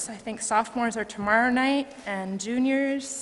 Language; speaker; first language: English; native; English